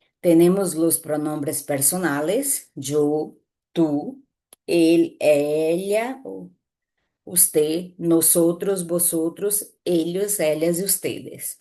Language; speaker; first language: Spanish; non-native, fluent; Portuguese